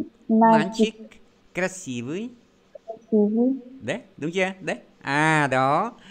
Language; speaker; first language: Vietnamese; native; Vietnamese